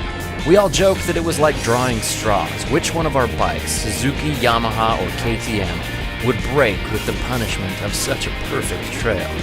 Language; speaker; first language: English; native; English